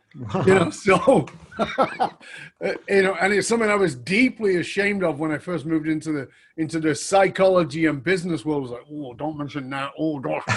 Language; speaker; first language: English; native; English